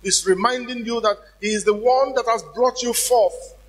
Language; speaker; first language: English; non-native, local second language; Yoruba